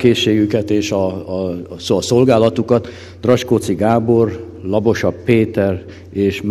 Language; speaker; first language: Hungarian; native; Hungarian